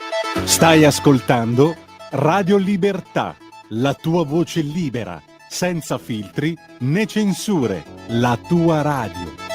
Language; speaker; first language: Italian; native; Italian